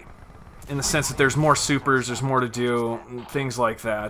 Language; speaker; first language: English; native; English